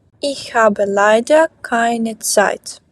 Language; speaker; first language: German; non-native, fluent; Ukrainian